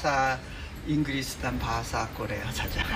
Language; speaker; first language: Indonesian; non-native, learner; Korean